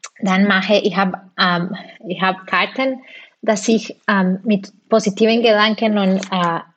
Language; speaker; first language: German; non-native, fluent; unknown